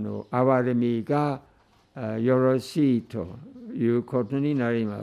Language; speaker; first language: Japanese; non-native, fluent; English